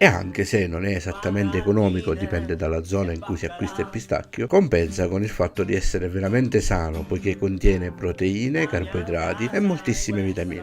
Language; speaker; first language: Italian; native; Italian